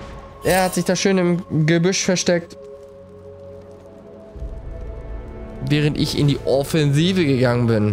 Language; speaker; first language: German; native; German